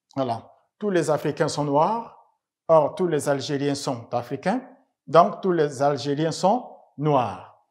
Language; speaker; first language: French; native; French